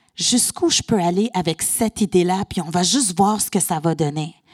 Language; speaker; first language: French; native; French